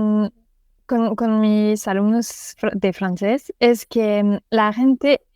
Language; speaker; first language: Spanish; non-native, fluent; French